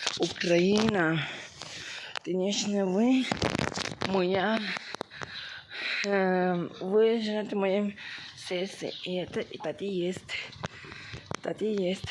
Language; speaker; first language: Ukrainian; non-native, local second language; Russian